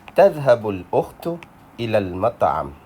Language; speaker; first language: Arabic; non-native, fluent; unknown